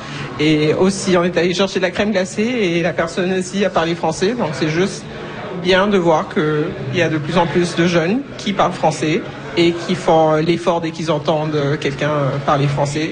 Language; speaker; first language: French; native; French